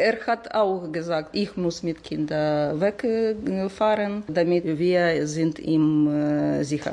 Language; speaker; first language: German; non-native, learner; Ukrainian